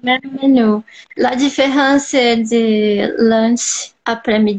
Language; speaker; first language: French; non-native, learner; Portuguese